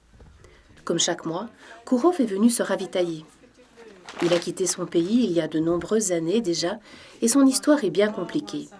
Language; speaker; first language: French; native; French